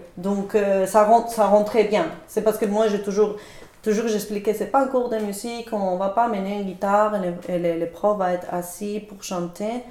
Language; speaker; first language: French; non-native, fluent; Spanish